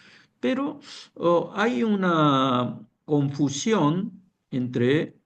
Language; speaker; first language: Spanish; non-native, fluent; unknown